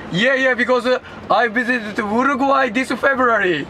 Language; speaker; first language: English; non-native, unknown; Japanese